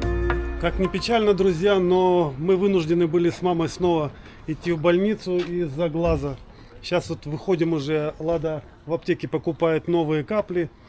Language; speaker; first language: Russian; native; Russian